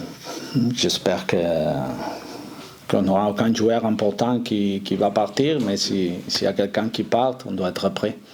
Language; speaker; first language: French; non-native, fluent; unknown